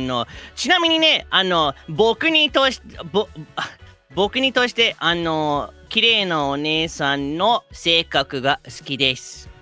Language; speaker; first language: Japanese; non-native, fluent; English